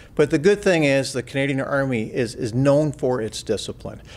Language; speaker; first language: English; native; English